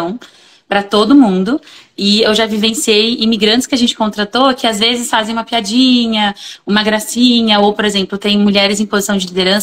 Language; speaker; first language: Portuguese; native; Portuguese